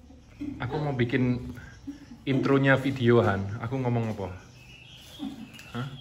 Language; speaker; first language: Indonesian; non-native, local second language; Javanese